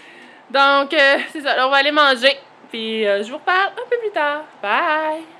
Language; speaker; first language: French; native; French